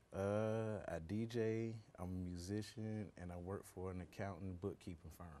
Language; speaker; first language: English; native; English